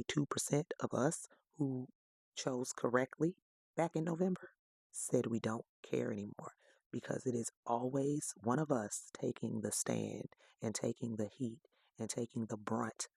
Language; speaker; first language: English; native; English